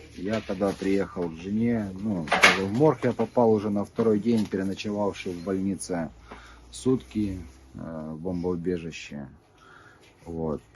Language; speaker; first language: Russian; native; Russian